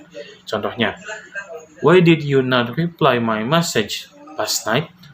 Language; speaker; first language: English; non-native, learner; Indonesian